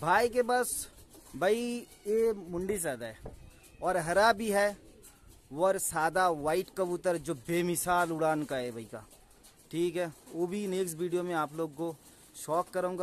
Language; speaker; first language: Hindi; non-native, local second language; Bangla